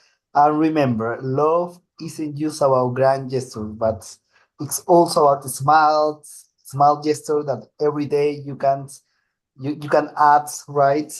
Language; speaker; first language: English; non-native, learner; Spanish